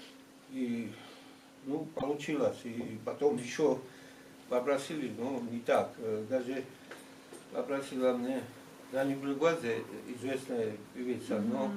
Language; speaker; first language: Russian; non-native, fluent; Georgian